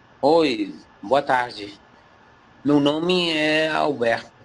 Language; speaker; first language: Portuguese; non-native, learner; Spanish